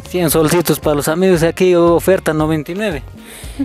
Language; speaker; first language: Spanish; native; Spanish